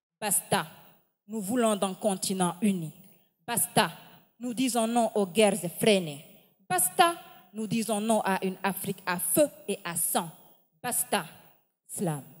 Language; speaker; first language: French; non-native, local second language; Wolof